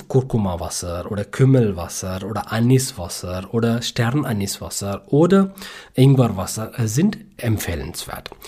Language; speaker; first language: German; non-native, learner; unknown